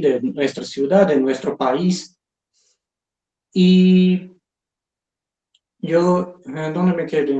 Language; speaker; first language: Spanish; non-native, fluent; Portuguese